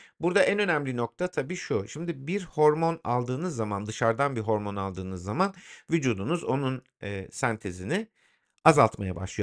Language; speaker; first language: Turkish; native; Turkish